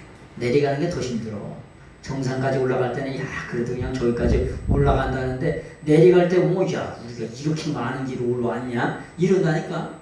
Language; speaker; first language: Korean; native; Korean